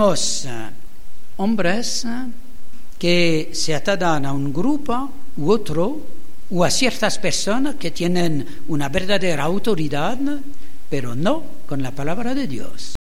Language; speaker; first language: Spanish; non-native, learner; German